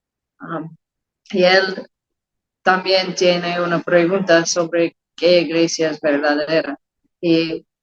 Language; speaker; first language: Spanish; non-native, learner; English